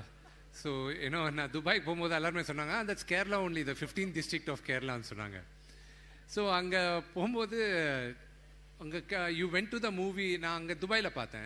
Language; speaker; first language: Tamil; non-native, fluent; Telugu